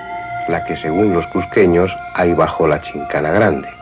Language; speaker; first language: Spanish; native; Spanish